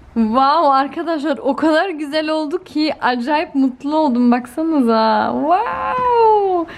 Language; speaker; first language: Turkish; early bilingual, heritage; Turkish